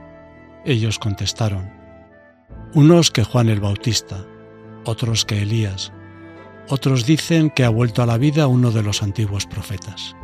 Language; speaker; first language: Spanish; native; Spanish